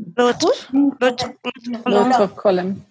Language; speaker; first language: French; non-native, learner; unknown